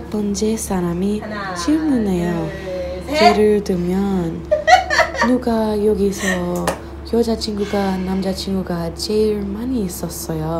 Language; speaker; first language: Korean; non-native, learner; English